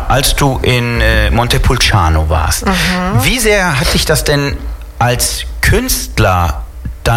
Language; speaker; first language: German; native; German